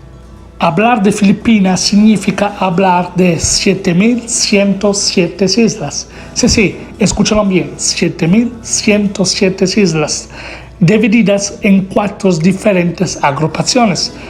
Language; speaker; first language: Spanish; non-native, fluent; Italian